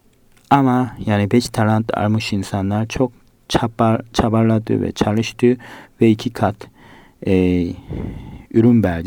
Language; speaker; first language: Turkish; non-native, fluent; Korean